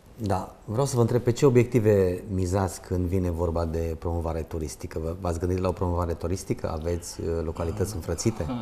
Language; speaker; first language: Romanian; native; Romanian